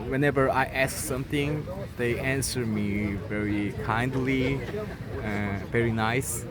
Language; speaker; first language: English; non-native, fluent; Korean